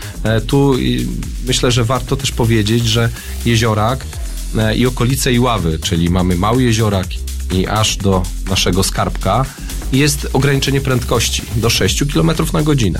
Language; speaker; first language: Polish; native; Polish